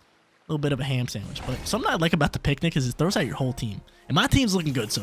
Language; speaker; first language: English; native; English